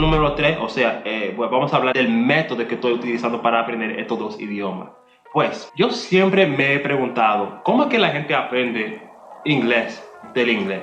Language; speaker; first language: Spanish; non-native, fluent; English